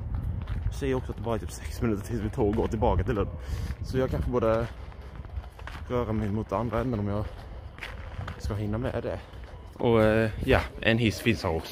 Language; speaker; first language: Swedish; native; Swedish